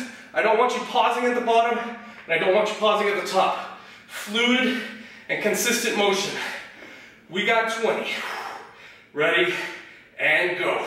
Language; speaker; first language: English; native; English